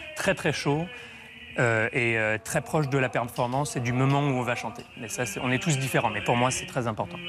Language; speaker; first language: French; native; French